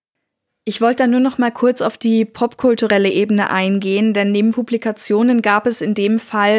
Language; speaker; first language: German; native; German